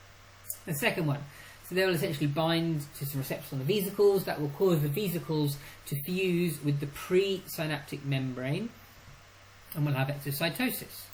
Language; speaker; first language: English; native; English